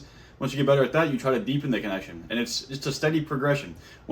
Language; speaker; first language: English; native; English